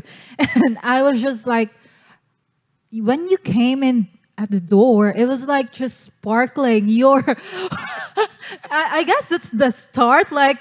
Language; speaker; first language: English; non-native, local second language; Cebuano